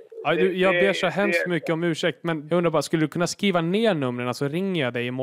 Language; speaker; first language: Swedish; native; Swedish